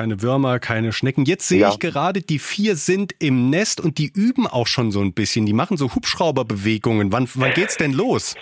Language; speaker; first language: German; native; German